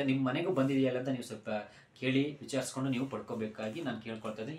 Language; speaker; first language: Kannada; native; Kannada